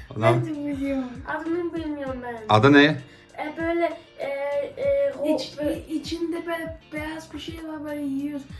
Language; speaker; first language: Turkish; early bilingual, heritage; Turkish